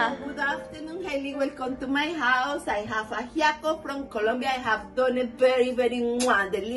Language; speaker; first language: English; non-native, learner; Spanish